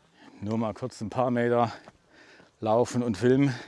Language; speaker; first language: German; native; German